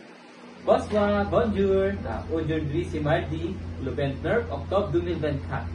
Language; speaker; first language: French; non-native, learner; Filipino